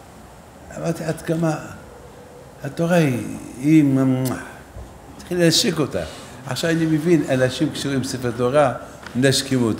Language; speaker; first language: Hebrew; non-native, fluent; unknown